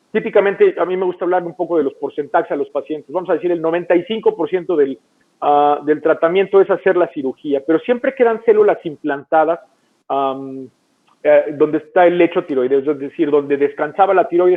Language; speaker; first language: Spanish; native; Spanish